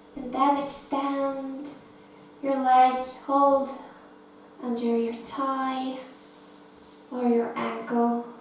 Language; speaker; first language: English; non-native, fluent; Norwegian